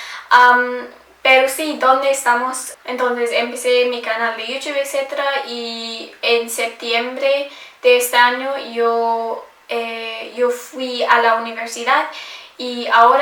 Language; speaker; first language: Spanish; non-native, learner; English